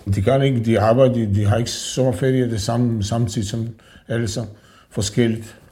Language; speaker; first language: Danish; non-native, learner; Macedonian